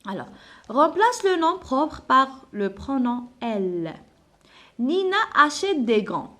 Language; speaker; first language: French; non-native, local second language; Arabic